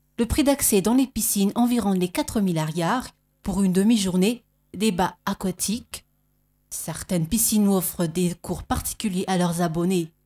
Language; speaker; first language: French; non-native, local second language; Malagasy